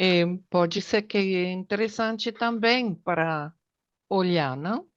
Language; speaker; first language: Portuguese; non-native, fluent; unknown